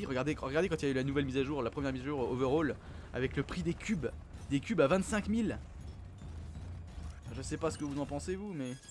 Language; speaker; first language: French; native; French